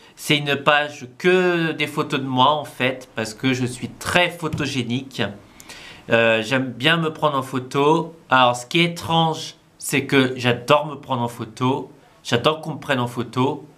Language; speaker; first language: French; native; French